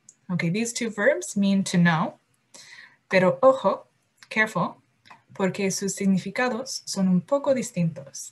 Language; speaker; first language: Spanish; non-native, fluent; English